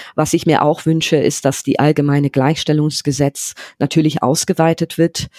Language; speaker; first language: German; non-native, fluent; English